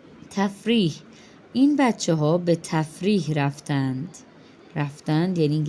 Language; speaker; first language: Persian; non-native, fluent; Urdu